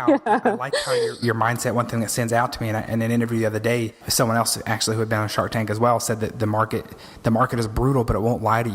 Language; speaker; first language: English; native; English